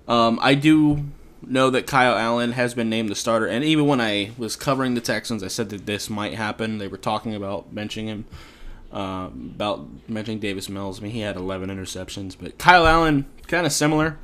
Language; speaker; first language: English; native; English